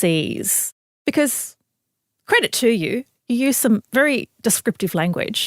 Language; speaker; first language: English; native; English